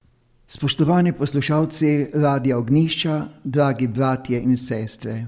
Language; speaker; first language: Slovenian; native; Slovenian